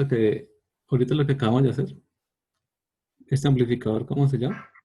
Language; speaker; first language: Spanish; native; Spanish